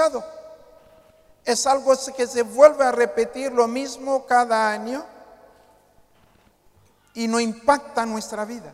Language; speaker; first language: Spanish; non-native, fluent; Haitian Creole